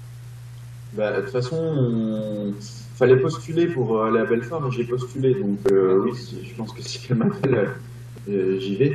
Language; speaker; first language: French; native; French